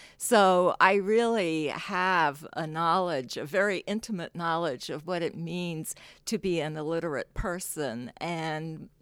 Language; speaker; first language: English; non-native, local second language; Cantonese